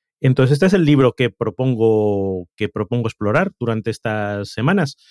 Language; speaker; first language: Spanish; native; Spanish